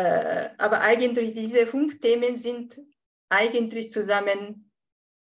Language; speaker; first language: German; non-native, fluent; Japanese